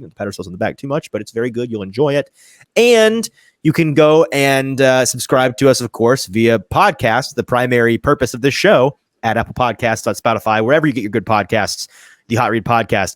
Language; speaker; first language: English; native; English